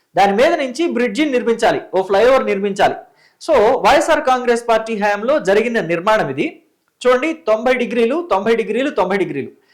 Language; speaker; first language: Telugu; native; Telugu